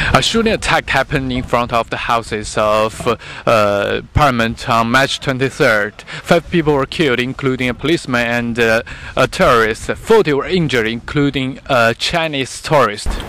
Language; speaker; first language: English; non-native, fluent; Chinese